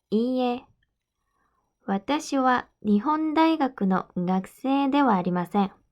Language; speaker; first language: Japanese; non-native, fluent; Korean